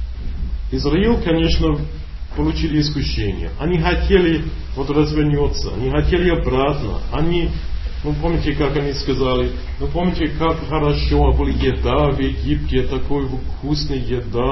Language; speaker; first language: Russian; non-native, learner; English